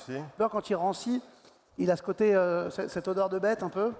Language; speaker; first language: French; native; French